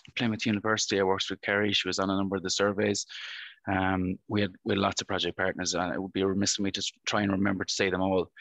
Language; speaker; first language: English; native; English